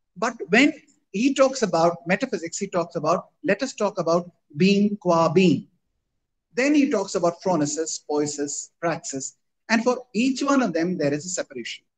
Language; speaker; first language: English; non-native, local second language; Hindi